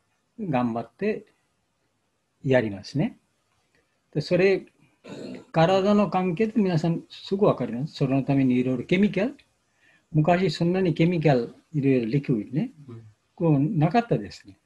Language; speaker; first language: Japanese; non-native, fluent; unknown